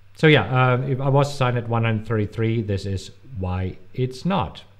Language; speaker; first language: English; non-native, fluent; German